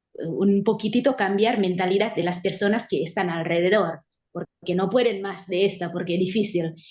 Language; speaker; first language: Spanish; non-native, learner; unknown